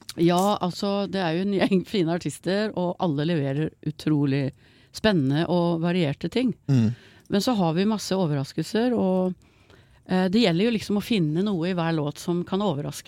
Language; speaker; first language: Norwegian; native; Norwegian